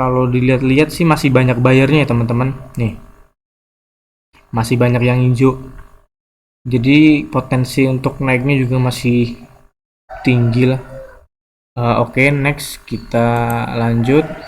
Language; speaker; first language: Indonesian; native; Indonesian